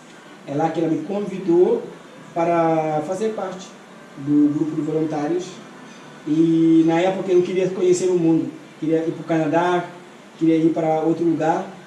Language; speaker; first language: Portuguese; non-native, fluent; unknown